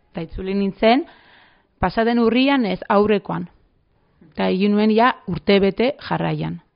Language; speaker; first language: Basque; non-native, fluent; Greek